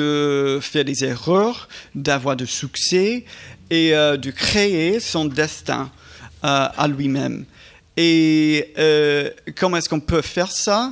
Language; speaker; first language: French; non-native, fluent; English